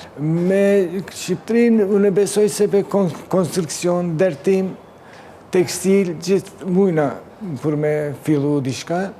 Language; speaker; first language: Albanian; early bilingual, heritage; Turkish